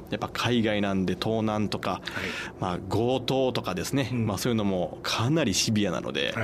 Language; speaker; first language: Japanese; native; Japanese